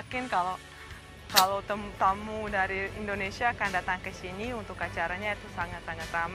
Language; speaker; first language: Indonesian; non-native, fluent; Russian